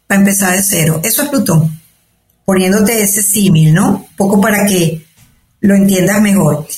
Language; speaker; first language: Spanish; native; Spanish